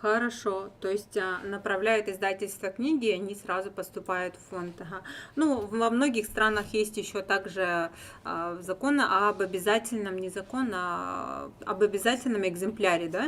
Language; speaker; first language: Russian; native; Russian